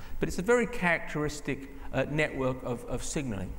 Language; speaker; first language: English; native; English